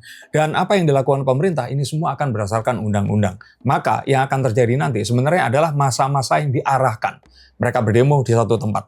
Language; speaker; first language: Indonesian; native; Indonesian